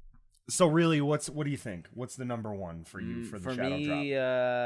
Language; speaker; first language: English; native; English